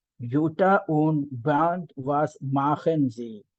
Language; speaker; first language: German; non-native, learner; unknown